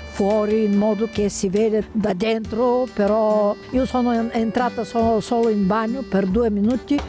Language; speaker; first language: Italian; non-native, fluent; Bulgarian